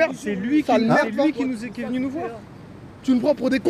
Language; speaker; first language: French; native; French